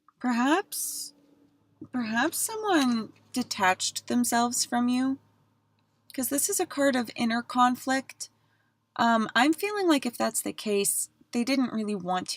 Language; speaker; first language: English; native; English